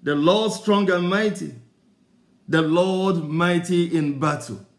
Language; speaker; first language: English; non-native, local second language; Yoruba